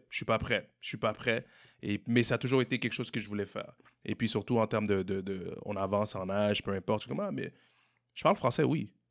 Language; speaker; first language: French; native; French